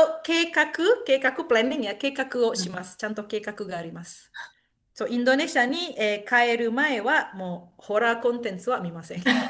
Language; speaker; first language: Japanese; non-native, fluent; Indonesian